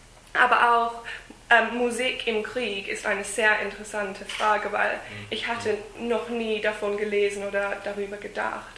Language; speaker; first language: German; non-native, fluent; English